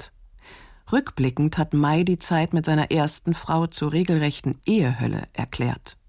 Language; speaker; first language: German; native; German